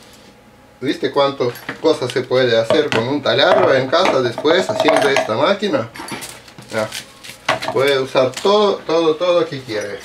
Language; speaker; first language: Spanish; non-native, learner; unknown